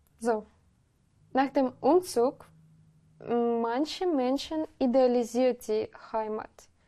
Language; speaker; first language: German; non-native, learner; Ukrainian